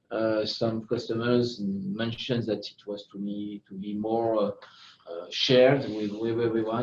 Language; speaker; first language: English; non-native, fluent; French